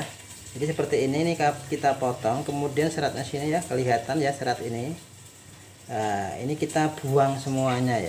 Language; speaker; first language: Indonesian; native; Indonesian